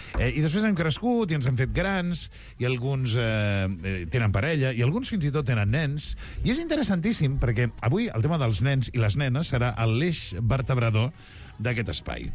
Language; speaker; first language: Catalan; native; Catalan